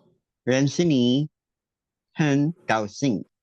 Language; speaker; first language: Chinese; non-native, learner; Filipino